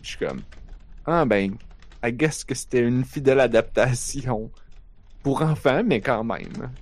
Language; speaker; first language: French; native; French